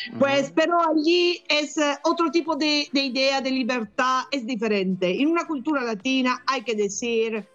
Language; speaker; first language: Spanish; non-native, fluent; Italian